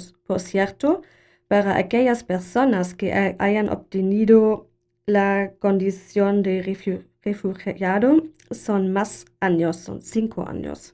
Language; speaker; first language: Spanish; non-native, learner; German